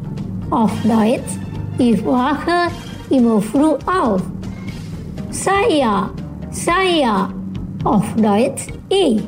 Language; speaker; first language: German; non-native, fluent; Indonesian